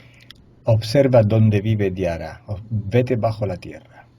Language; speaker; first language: Spanish; non-native, fluent; Italian